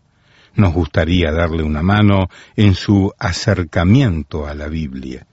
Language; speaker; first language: Spanish; native; Spanish